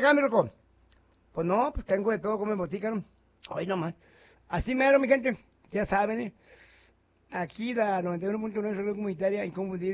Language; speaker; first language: Spanish; native; Spanish